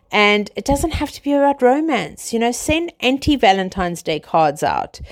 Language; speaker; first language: English; native; English